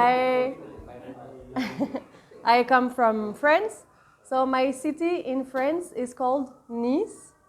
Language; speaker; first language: English; non-native, fluent; French